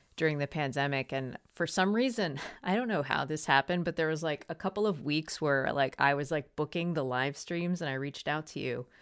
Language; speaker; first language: English; native; English